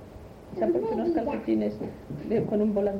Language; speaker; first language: Spanish; native; Spanish